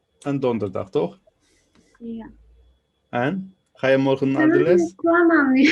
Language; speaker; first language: Dutch; non-native, learner; Turkish